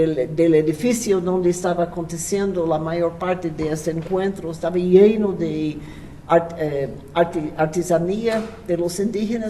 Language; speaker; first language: Spanish; non-native, fluent; English